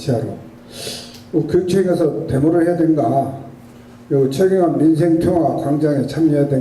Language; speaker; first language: Korean; native; Korean